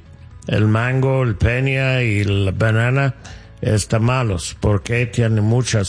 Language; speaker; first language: Spanish; non-native, learner; English